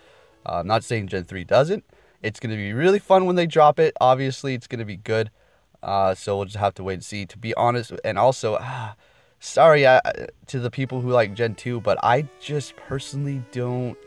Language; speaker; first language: English; native; English